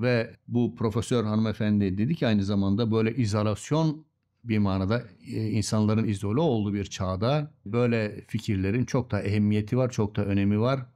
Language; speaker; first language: Turkish; native; Turkish